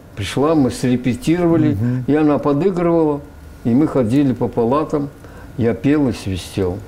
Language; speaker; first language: Russian; native; Russian